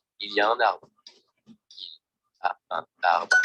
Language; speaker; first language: French; non-native, learner; Vietnamese